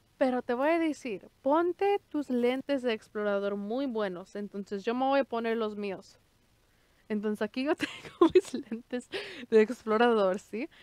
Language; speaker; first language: Spanish; early bilingual, heritage; Spanish